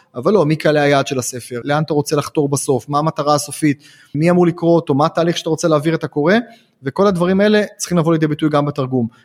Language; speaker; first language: Hebrew; native; Hebrew